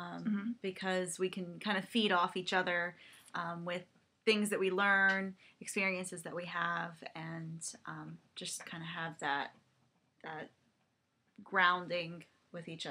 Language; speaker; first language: English; native; English